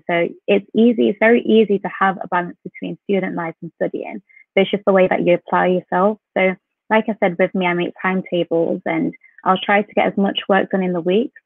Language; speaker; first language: English; native; English